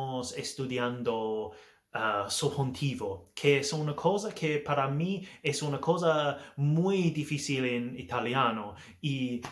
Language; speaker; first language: Spanish; non-native, learner; English